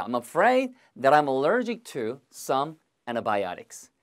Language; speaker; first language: English; non-native, fluent; Korean